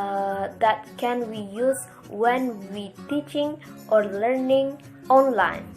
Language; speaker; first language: English; non-native, learner; Indonesian